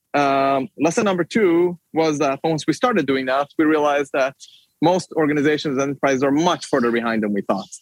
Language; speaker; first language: English; non-native, fluent; Swedish